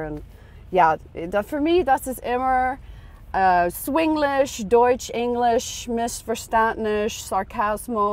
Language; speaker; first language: German; non-native, learner; English